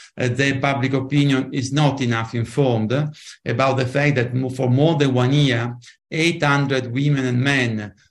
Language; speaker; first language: English; non-native, fluent; Italian